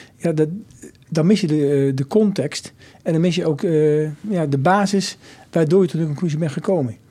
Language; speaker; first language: Dutch; native; Dutch